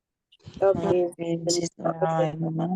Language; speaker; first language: Arabic; non-native, learner; Indonesian